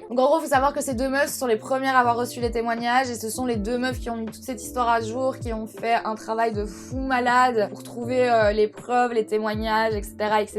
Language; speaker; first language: French; native; French